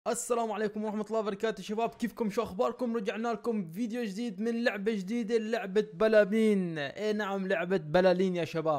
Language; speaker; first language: Arabic; native; Arabic